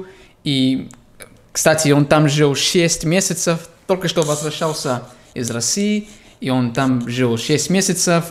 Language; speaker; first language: Russian; non-native, fluent; English